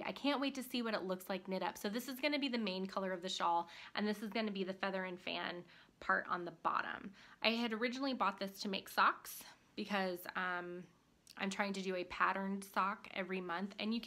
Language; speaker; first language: English; native; English